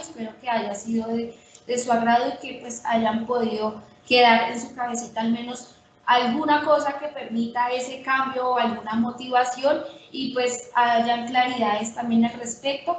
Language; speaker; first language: Spanish; native; Spanish